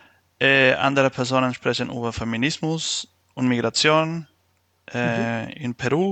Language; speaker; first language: German; non-native, fluent; Spanish